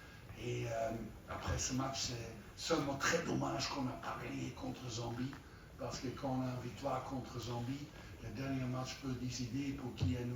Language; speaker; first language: French; non-native, fluent; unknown